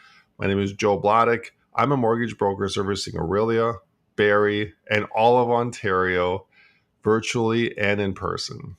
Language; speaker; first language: English; native; English